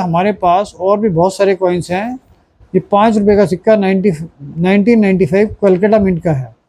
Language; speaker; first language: Hindi; native; Hindi